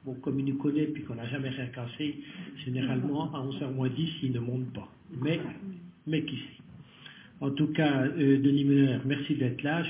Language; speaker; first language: French; native; French